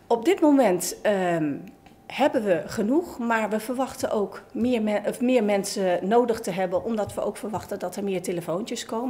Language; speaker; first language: Dutch; native; Dutch